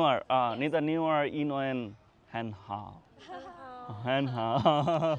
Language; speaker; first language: Chinese; non-native, learner; Bangla